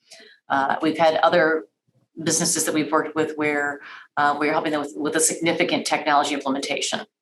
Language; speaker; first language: English; native; English